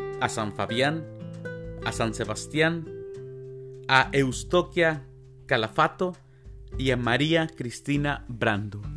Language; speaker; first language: Spanish; native; Spanish